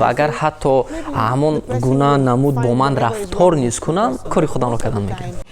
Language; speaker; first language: Persian; non-native, fluent; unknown